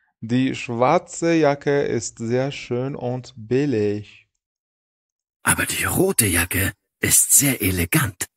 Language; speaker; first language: German; non-native, fluent; Persian